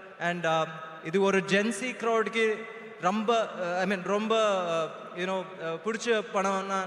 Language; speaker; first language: Tamil; non-native, learner; Telugu